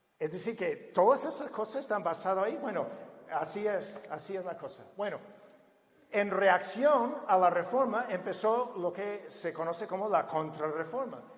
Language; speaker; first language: Spanish; non-native, fluent; English